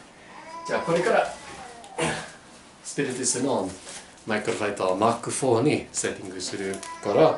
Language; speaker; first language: Japanese; non-native, learner; English